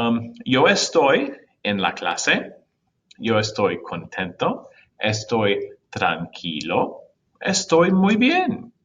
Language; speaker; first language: Spanish; non-native, fluent; English